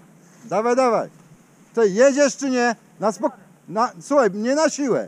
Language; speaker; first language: Polish; native; Polish